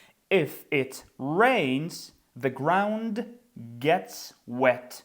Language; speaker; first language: English; non-native, fluent; Ukrainian